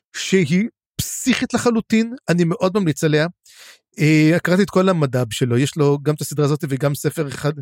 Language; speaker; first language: Hebrew; native; Hebrew